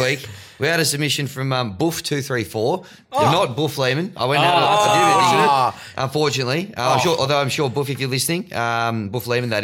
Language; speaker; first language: English; native; English